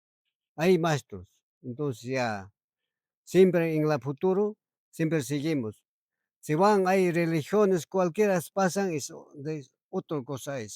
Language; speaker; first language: Spanish; non-native, local second language; Quechua